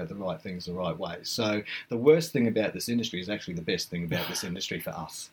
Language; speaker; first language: English; native; English